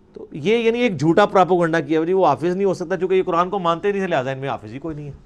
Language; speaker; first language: Urdu; non-native, local second language; Punjabi